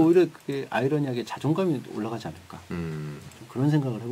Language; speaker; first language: Korean; native; Korean